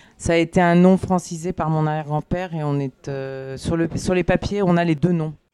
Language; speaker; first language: French; native; French